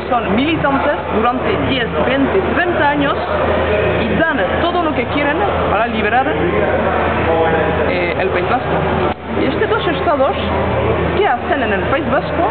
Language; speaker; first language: Spanish; non-native, learner; French